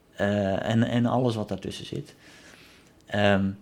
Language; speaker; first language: Dutch; native; Dutch